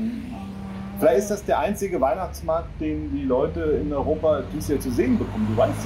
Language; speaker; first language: German; native; German